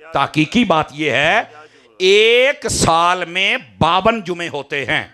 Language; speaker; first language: Urdu; non-native, local second language; Punjabi